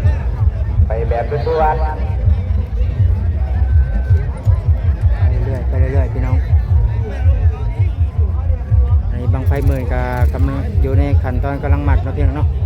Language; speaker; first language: Thai; non-native, local second language; Lao